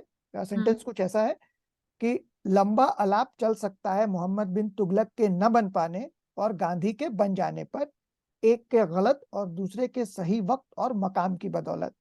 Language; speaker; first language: Hindi; native; Hindi